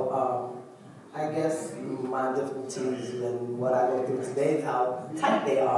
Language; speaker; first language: English; native; English